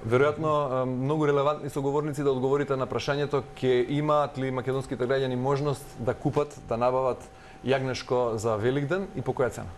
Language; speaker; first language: Macedonian; native; Macedonian